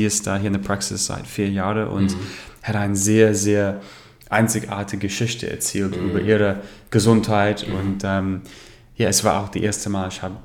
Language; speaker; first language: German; non-native, learner; English